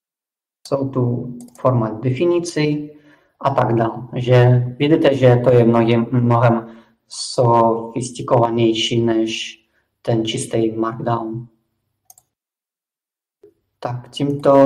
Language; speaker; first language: Czech; non-native, fluent; Russian